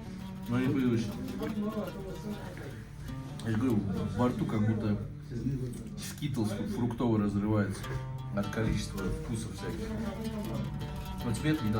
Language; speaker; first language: Russian; native; Russian